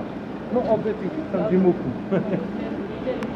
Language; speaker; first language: Russian; non-native, learner; Polish